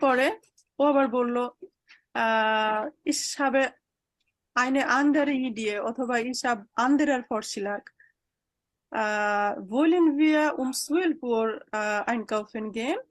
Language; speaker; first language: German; non-native, learner; Bangla